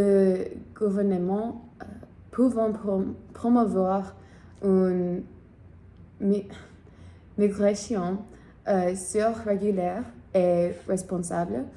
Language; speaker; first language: French; non-native, learner; English